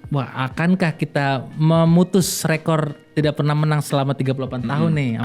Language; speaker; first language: Indonesian; native; Indonesian